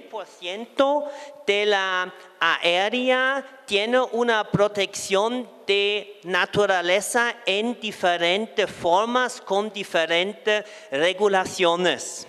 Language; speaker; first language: Spanish; non-native, fluent; German